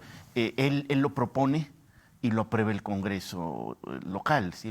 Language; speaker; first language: Spanish; native; Spanish